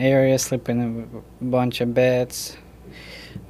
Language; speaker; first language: English; non-native, learner; Ukrainian